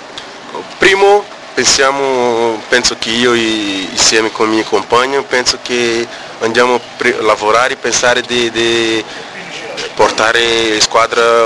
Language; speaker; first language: Italian; non-native, learner; Portuguese